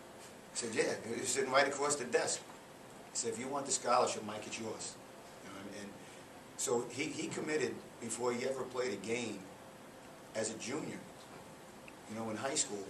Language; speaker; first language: English; native; English